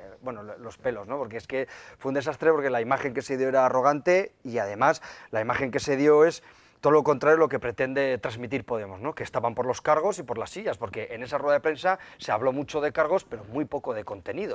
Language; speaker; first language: Spanish; native; Spanish